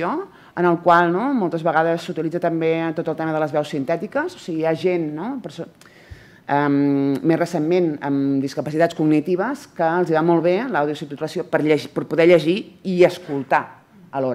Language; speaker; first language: Catalan; native; Catalan